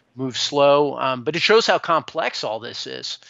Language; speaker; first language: English; native; English